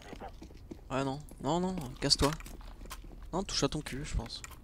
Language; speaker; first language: French; native; French